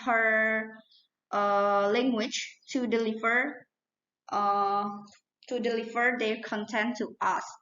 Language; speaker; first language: English; non-native, learner; Indonesian